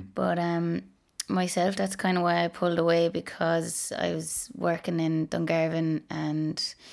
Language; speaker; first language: English; native; English